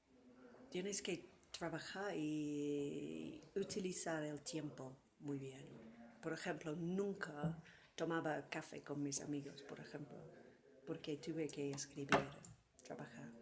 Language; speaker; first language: Spanish; non-native, fluent; English